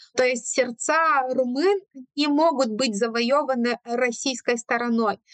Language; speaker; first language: Russian; non-native, fluent; Romanian